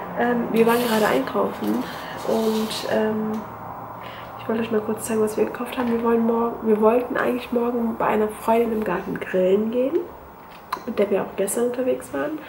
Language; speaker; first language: German; early bilingual, other home language; Turkish